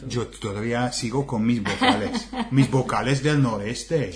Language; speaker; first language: Spanish; non-native, fluent; English